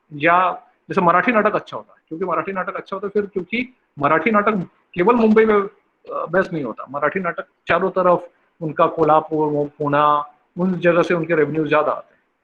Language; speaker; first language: Hindi; non-native, local second language; Bangla